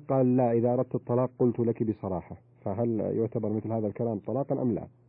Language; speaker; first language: Arabic; native; Arabic